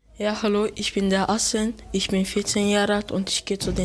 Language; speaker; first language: German; early bilingual, other home language; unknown